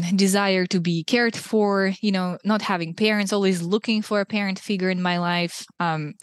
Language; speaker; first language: English; non-native, fluent; Russian